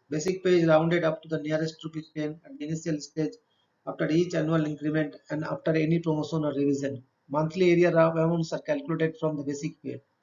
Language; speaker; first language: English; non-native, local second language; Bangla